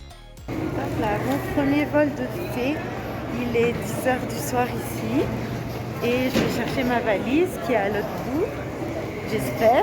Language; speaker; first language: French; native; French